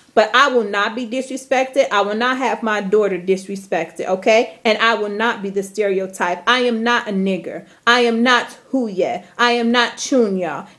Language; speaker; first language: English; native; English